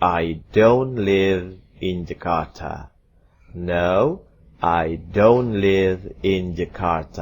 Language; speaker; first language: English; non-native, fluent; Indonesian